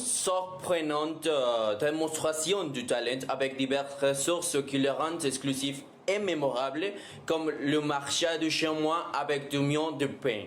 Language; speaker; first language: French; non-native, learner; Spanish